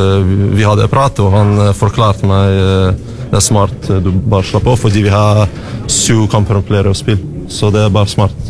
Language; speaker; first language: Norwegian; non-native, fluent; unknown